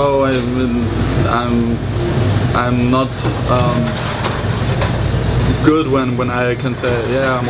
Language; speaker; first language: English; non-native, learner; German